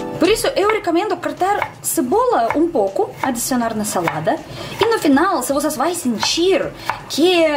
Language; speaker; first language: Portuguese; non-native, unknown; Russian